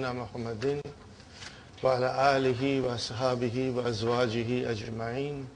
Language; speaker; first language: Arabic; non-native, fluent; Urdu